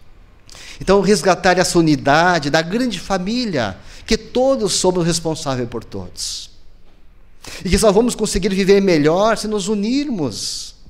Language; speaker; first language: Portuguese; native; Portuguese